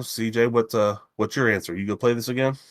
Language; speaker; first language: English; native; English